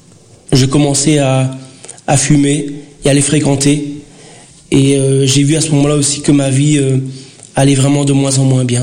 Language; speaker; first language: French; early bilingual, other home language; Portuguese